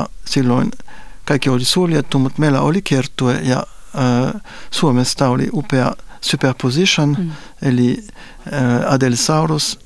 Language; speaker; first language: Finnish; non-native, fluent; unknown